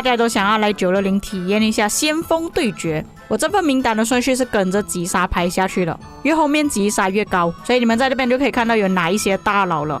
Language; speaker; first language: Chinese; native; Chinese